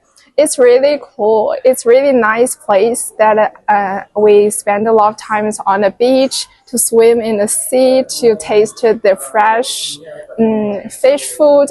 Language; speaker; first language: English; non-native, fluent; Chinese